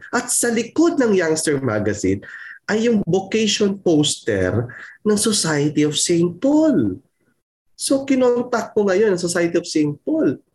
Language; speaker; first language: Filipino; non-native, local second language; Pampanga